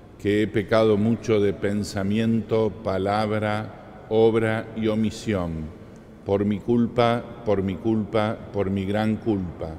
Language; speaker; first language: Spanish; native; Spanish